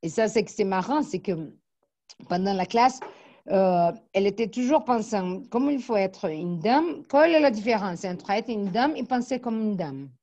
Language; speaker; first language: French; non-native, fluent; Portuguese